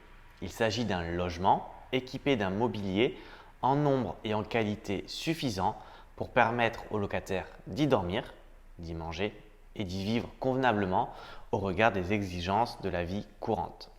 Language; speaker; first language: French; native; French